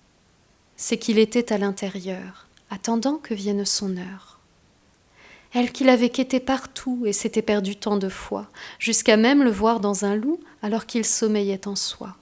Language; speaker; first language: French; native; French